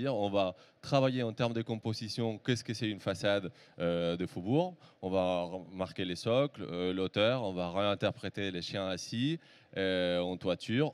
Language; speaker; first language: French; native; French